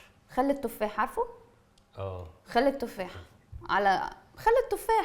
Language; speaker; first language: Arabic; native; Arabic